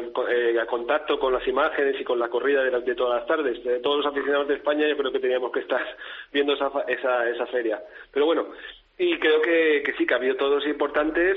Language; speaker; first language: Spanish; native; Spanish